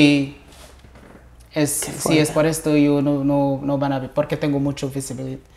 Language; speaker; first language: Spanish; non-native, learner; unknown